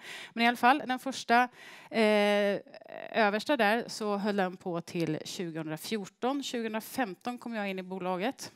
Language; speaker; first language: Swedish; native; Swedish